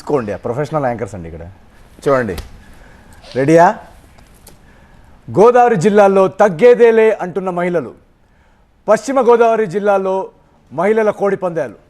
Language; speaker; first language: Telugu; native; Telugu